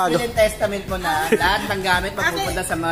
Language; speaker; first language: Filipino; native; Filipino